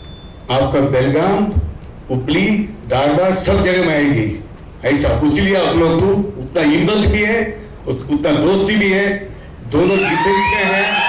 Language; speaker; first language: Hindi; non-native, local second language; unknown